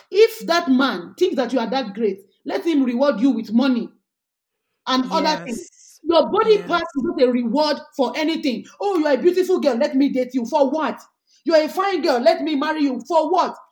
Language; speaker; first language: English; non-native, local second language; Yoruba